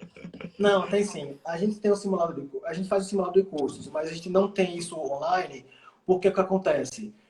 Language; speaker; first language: Portuguese; native; Portuguese